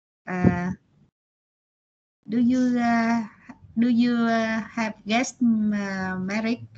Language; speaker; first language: English; non-native, learner; Vietnamese